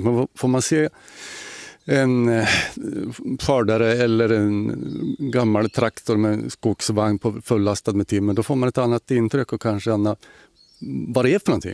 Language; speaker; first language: Swedish; native; Swedish